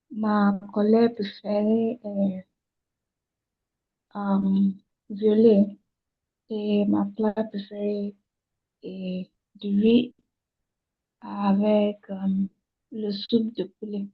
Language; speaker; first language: French; non-native, learner; Yoruba